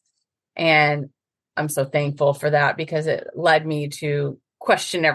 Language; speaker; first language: English; native; English